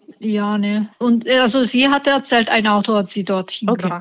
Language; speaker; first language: German; non-native, learner; Italian